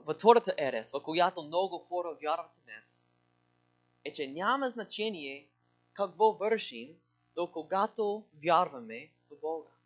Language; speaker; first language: Bulgarian; non-native, learner; English